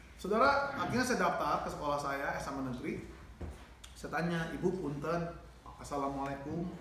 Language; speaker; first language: Indonesian; native; Indonesian